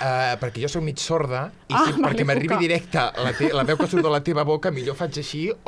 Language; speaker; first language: Catalan; native; Catalan